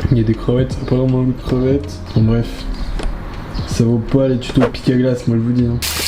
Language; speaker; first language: French; native; French